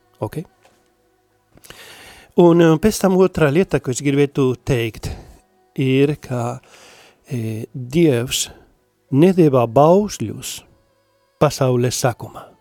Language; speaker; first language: Latvian; non-native, learner; Spanish